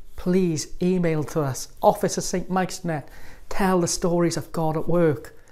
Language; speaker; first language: English; native; English